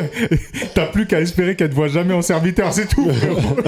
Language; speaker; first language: French; native; French